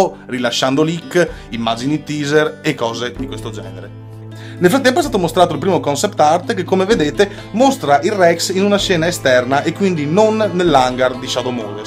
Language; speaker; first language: Italian; native; Italian